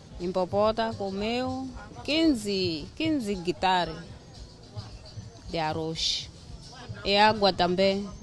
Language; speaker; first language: Portuguese; non-native, local second language; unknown